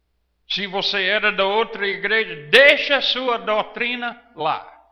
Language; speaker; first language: Portuguese; non-native, fluent; English